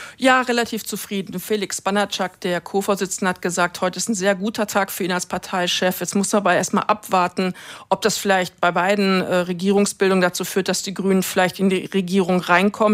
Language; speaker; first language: German; native; German